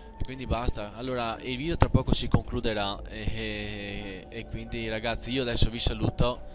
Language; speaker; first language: Italian; native; Italian